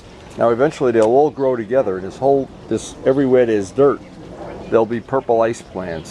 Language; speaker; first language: English; native; English